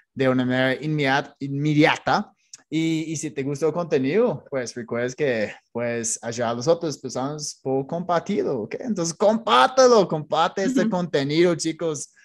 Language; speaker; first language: Spanish; non-native, fluent; English